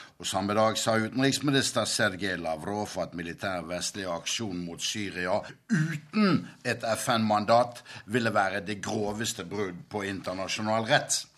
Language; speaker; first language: Norwegian; native; Norwegian